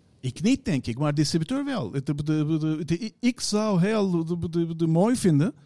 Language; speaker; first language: Dutch; non-native, fluent; Turkish